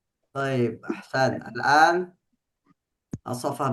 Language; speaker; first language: Arabic; non-native, fluent; Indonesian